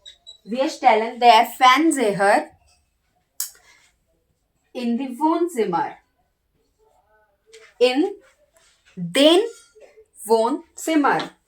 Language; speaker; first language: German; non-native, learner; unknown